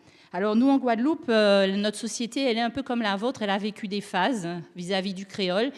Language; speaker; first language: French; native; French